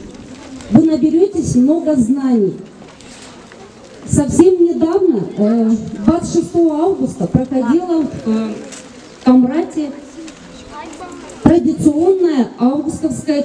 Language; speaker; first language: Russian; non-native, local second language; Gagauz